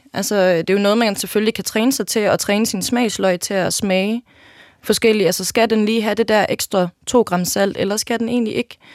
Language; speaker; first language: Danish; native; Danish